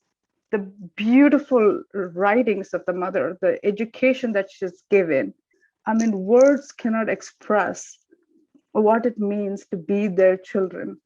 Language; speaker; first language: English; non-native, local second language; Tamil